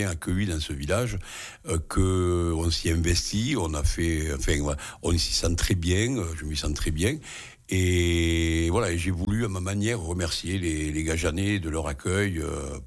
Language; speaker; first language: French; native; French